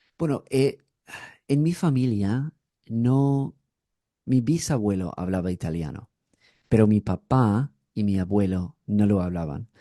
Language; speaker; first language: Spanish; non-native, fluent; English